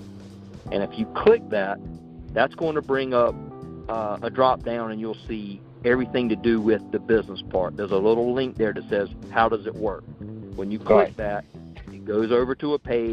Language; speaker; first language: English; native; English